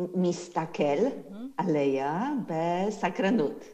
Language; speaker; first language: Hebrew; non-native, learner; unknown